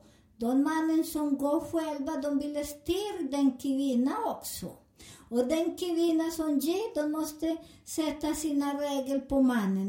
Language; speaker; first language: Swedish; non-native, learner; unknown